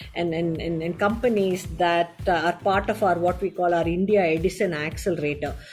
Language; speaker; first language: English; non-native, local second language; Tamil